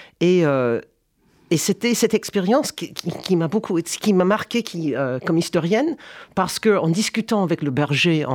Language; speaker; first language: French; non-native, fluent; English